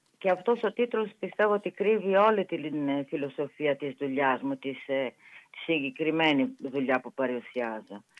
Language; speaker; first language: Greek; non-native, fluent; Italian